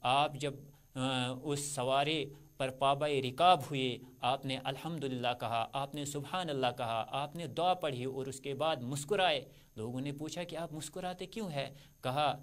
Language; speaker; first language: Urdu; non-native, local second language; Kashmiri